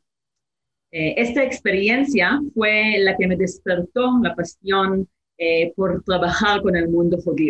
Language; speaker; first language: Spanish; non-native, fluent; Hebrew